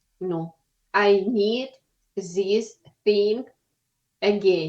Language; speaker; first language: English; non-native, learner; Ukrainian